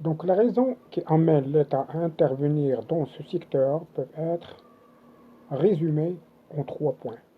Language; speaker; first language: French; non-native, local second language; Arabic